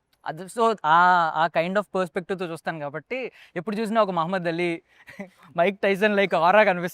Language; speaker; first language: Telugu; native; Telugu